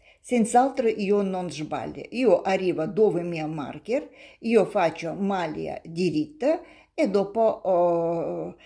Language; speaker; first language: Italian; non-native, learner; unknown